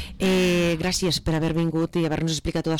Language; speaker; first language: Catalan; native; Catalan